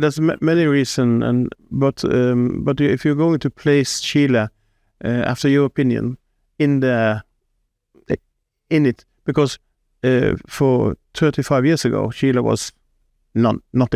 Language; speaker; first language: English; non-native, fluent; Norwegian